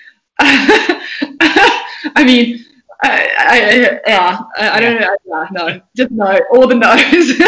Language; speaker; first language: English; native; English